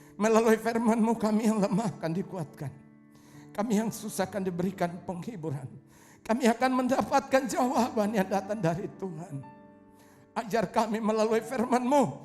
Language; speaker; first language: Indonesian; non-native, local second language; Tetum